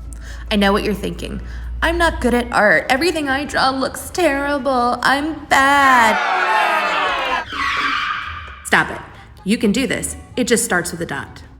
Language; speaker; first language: English; native; English